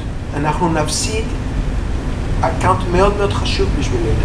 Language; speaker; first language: Hebrew; non-native, learner; English